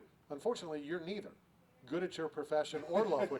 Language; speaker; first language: English; native; English